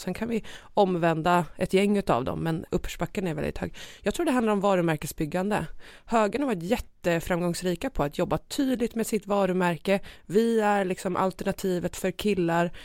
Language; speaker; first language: Swedish; native; Swedish